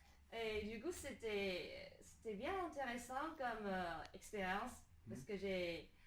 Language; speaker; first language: French; non-native, fluent; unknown